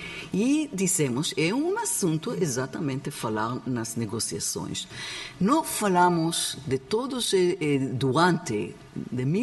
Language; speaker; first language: Portuguese; non-native, learner; Hebrew